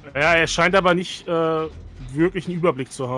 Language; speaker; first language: German; native; German